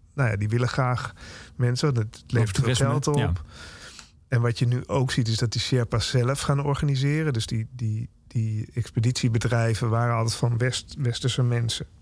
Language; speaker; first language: Dutch; native; Dutch